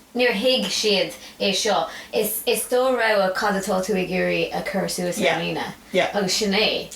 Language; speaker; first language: Irish; non-native, local second language; English